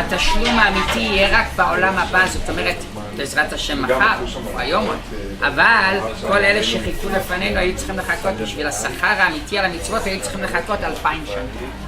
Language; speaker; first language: Hebrew; non-native, fluent; English